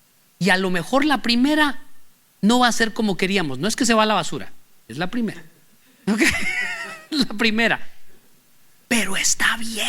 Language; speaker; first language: Spanish; native; Spanish